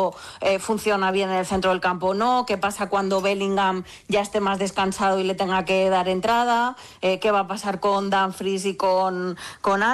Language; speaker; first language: Spanish; native; Spanish